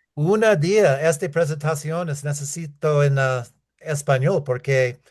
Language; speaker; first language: Spanish; non-native, learner; English